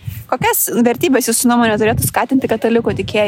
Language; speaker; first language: Lithuanian; native; Lithuanian